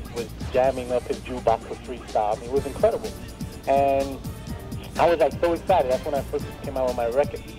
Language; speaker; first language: English; native; English